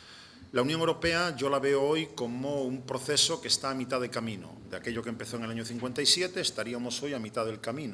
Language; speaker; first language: Spanish; native; Spanish